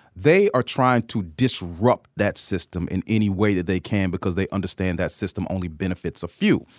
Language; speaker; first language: English; native; English